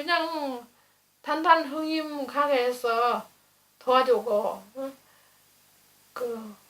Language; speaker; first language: Korean; non-native, learner; Vietnamese